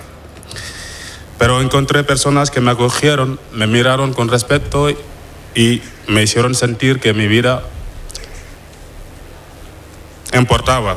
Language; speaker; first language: Spanish; non-native, fluent; Wolof